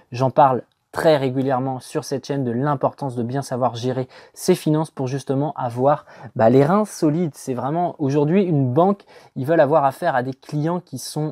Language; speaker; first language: French; native; French